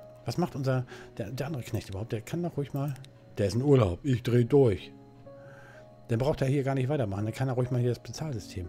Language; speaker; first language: German; native; German